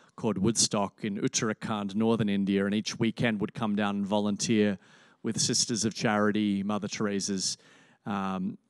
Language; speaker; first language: English; native; English